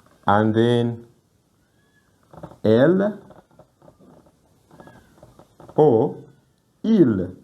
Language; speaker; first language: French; non-native, fluent; Ganda